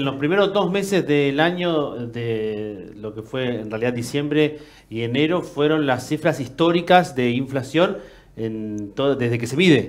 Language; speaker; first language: Spanish; native; Spanish